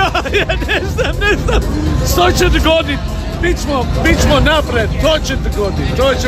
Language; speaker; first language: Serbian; early bilingual, heritage; Croatian